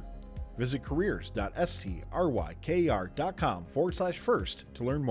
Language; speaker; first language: English; native; English